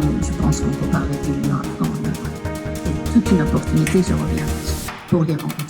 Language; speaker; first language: French; non-native, fluent; Persian